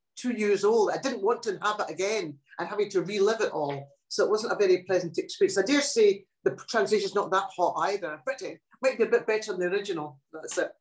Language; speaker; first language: English; non-native, local second language; Italian